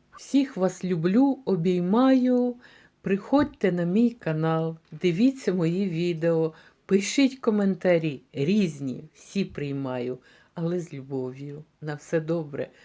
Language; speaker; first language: Ukrainian; native; Ukrainian